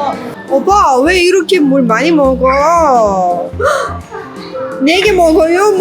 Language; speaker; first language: Korean; non-native, fluent; Persian